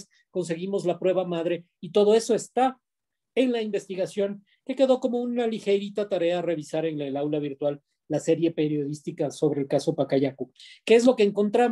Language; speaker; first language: Spanish; native; Spanish